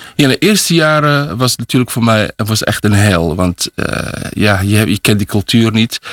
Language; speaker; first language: Dutch; early bilingual, other home language; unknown